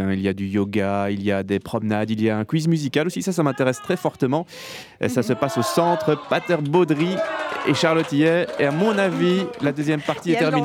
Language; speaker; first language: French; native; French